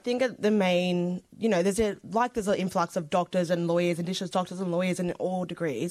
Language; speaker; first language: English; native; English